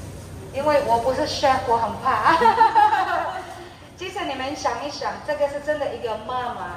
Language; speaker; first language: Chinese; non-native, learner; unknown